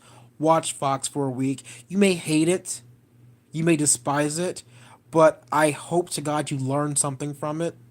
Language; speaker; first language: English; native; English